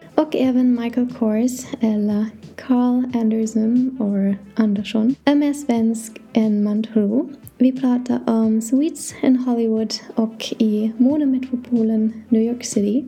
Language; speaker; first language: Swedish; non-native, learner; English